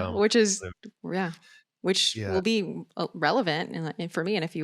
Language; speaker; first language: English; native; English